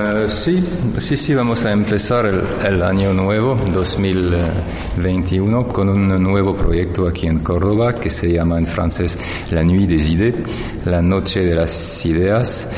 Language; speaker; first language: Spanish; non-native, fluent; French